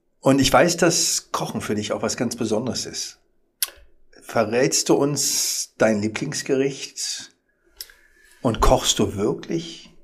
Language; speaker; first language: German; early bilingual, other home language; Arabic